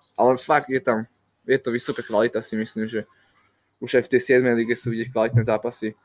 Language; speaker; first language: Slovak; native; Slovak